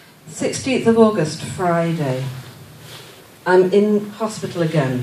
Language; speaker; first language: English; native; English